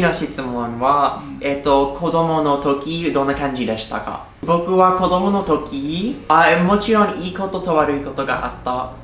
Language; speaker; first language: Japanese; non-native, learner; English